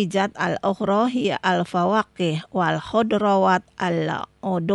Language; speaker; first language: Arabic; non-native, fluent; Indonesian